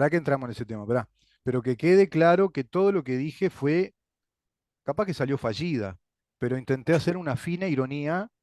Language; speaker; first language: Spanish; native; Spanish